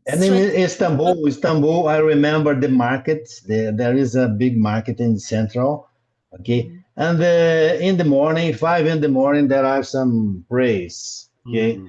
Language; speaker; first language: English; non-native, learner; Portuguese